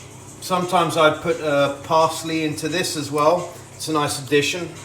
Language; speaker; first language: English; native; English